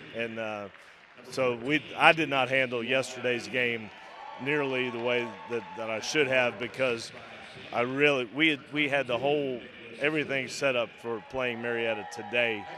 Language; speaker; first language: English; native; English